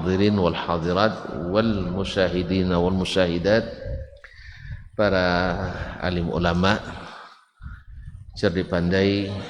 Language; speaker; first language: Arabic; non-native, fluent; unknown